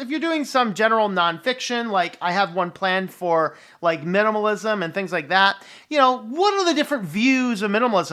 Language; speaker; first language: English; native; English